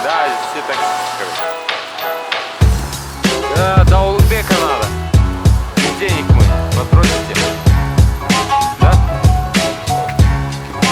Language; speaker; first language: Russian; non-native, local second language; Kazakh